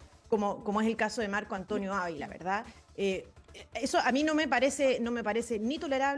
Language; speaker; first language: Spanish; native; Spanish